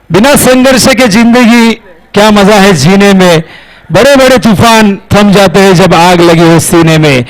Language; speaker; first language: Hindi; non-native, local second language; Marathi